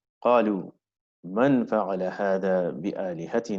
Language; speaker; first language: Arabic; non-native, fluent; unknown